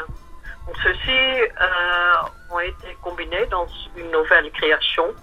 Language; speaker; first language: French; non-native, fluent; Dutch